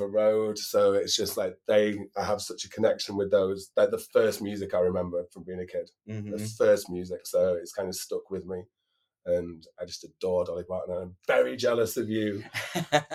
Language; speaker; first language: English; native; English